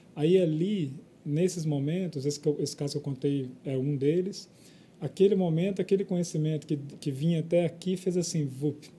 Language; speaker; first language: Portuguese; native; Portuguese